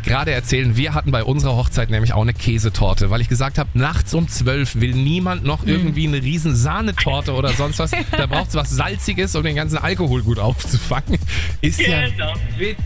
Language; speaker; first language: German; native; German